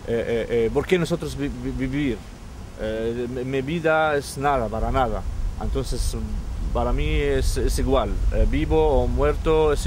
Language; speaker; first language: Spanish; non-native, fluent; Arabic